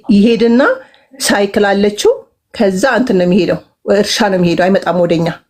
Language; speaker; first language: Amharic; native; Amharic